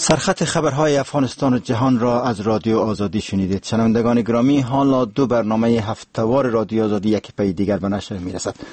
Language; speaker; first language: Persian; native; Persian